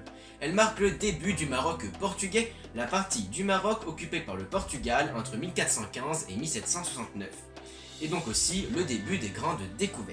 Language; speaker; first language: French; native; French